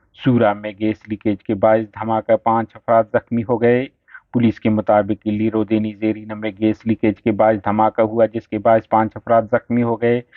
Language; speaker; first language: Urdu; non-native, local second language; Baluchi